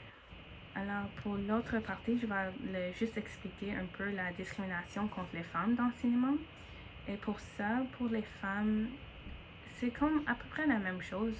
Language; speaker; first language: French; non-native, learner; English